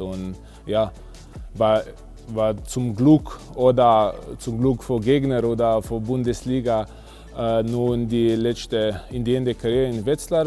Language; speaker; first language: German; non-native, fluent; Slovenian